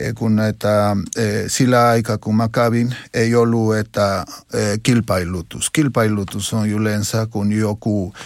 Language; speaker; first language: Finnish; non-native, learner; Spanish